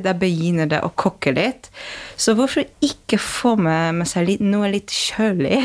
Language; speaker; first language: Norwegian; non-native, fluent; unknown